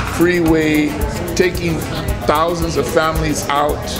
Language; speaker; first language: English; early bilingual, other home language; Spanish